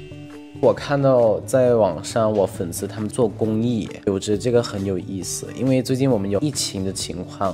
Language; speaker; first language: Chinese; non-native, fluent; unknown